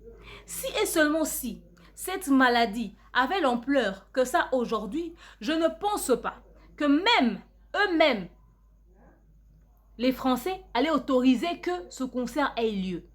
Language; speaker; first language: French; non-native, local second language; Lingala